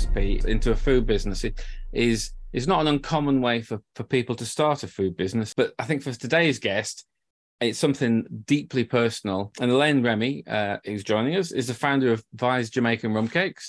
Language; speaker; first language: English; native; English